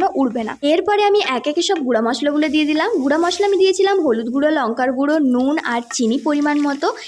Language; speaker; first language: Bangla; non-native, local second language; Santali